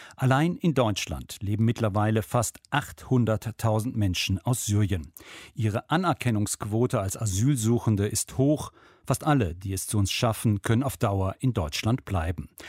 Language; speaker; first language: German; native; German